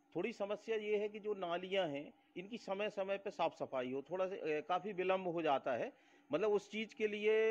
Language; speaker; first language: Hindi; native; Hindi